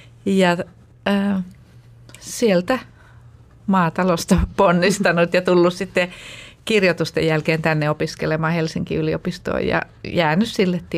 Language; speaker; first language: Finnish; native; Finnish